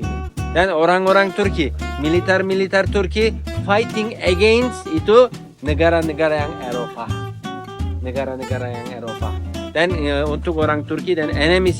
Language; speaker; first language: Indonesian; non-native, learner; Turkish